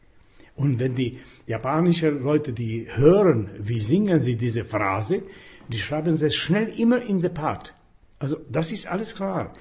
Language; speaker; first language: German; non-native, fluent; Slovak